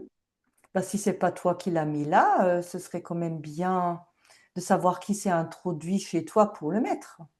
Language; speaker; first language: French; native; French